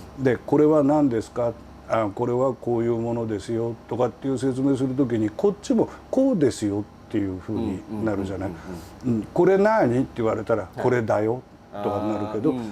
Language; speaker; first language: Japanese; native; Japanese